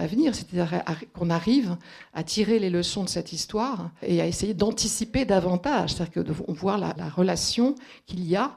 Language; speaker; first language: French; native; French